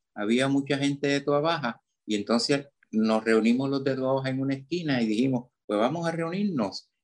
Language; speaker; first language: Spanish; native; Spanish